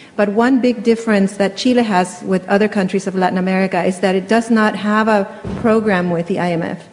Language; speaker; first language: English; native; English